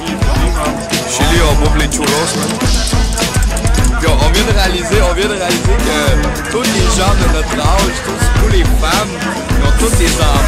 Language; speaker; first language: French; native; French